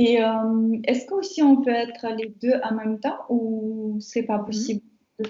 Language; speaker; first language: French; non-native, fluent; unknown